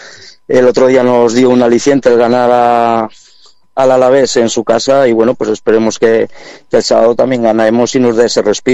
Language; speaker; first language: Spanish; native; Spanish